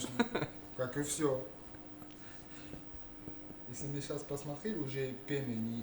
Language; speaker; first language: Russian; non-native, fluent; French